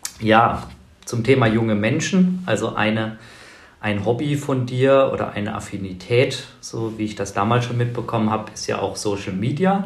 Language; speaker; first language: German; native; German